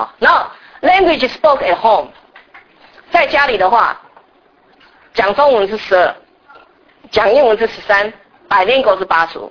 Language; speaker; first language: Chinese; native; Chinese